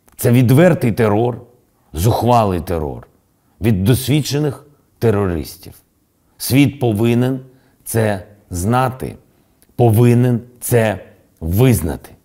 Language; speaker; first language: Ukrainian; non-native, local second language; Russian